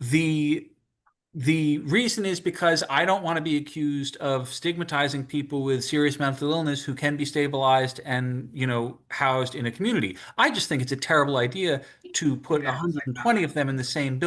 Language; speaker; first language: English; native; English